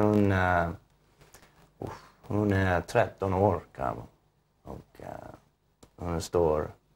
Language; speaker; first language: Swedish; non-native, fluent; English